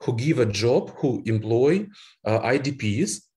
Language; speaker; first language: English; non-native, fluent; Ukrainian